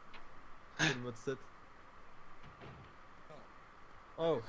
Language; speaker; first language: French; native; French